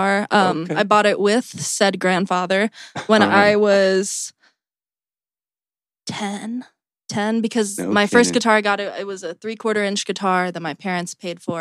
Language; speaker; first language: English; native; English